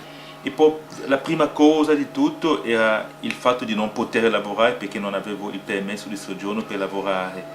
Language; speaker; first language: Italian; non-native, fluent; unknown